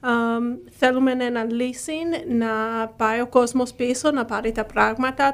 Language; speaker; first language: Greek; early bilingual, heritage; Greek